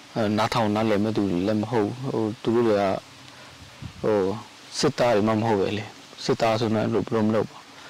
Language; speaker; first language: Burmese; non-native, local second language; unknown